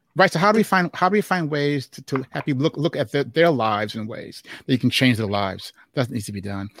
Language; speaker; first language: English; native; English